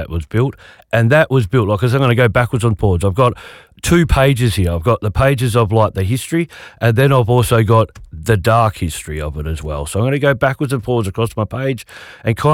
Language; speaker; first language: English; native; English